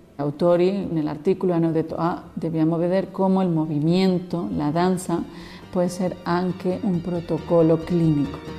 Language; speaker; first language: Italian; non-native, learner; Spanish